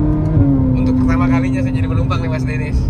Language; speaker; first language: Indonesian; native; Indonesian